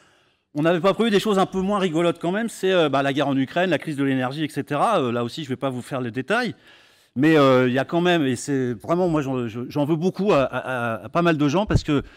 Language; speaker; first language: French; native; French